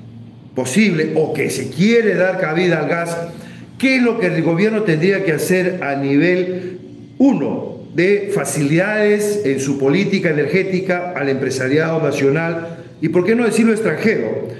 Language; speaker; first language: Spanish; native; Spanish